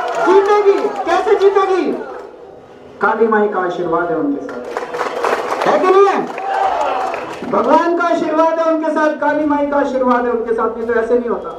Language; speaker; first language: Hindi; native; Hindi